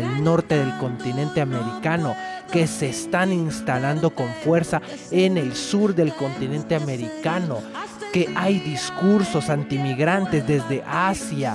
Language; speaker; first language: Spanish; native; Spanish